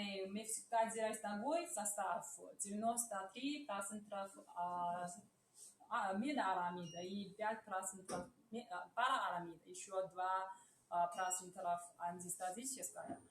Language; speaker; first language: Russian; non-native, learner; Chinese